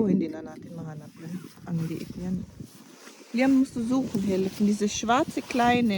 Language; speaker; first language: Filipino; native; Filipino